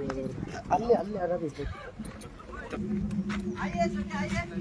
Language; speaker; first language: Hindi; non-native, local second language; Kannada